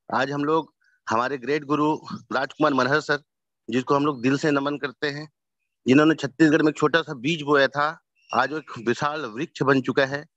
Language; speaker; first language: Hindi; native; Hindi